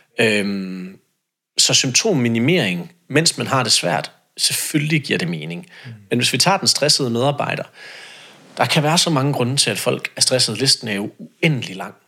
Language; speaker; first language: Danish; native; Danish